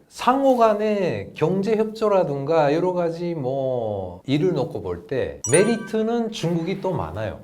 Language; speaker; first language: Korean; native; Korean